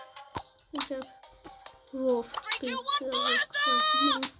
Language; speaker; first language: Russian; non-native, learner; Azerbaijani